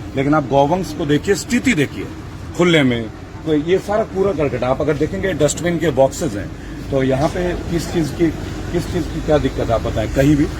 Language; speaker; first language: Hindi; non-native, local second language; Bangla